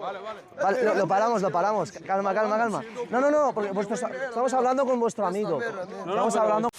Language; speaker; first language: Spanish; native; Spanish